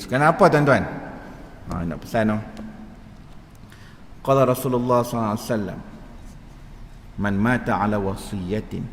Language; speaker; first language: Malay; native; Malay